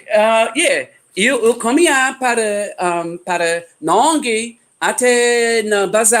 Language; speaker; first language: Portuguese; non-native, learner; English